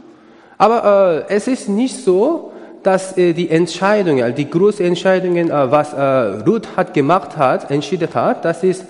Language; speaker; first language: German; non-native, learner; Korean